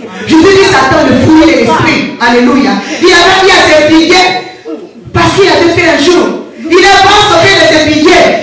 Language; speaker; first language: French; non-native, local second language; Lingala